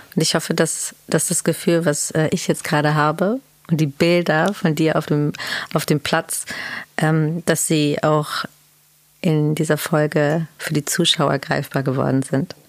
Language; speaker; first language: German; early bilingual, other home language; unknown